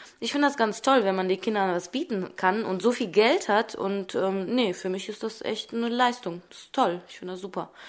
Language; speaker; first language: German; early bilingual, other home language; Russian